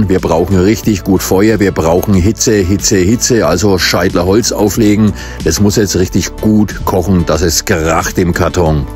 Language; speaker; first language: German; native; German